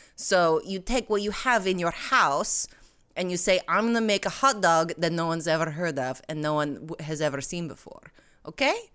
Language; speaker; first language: English; non-native, fluent; Russian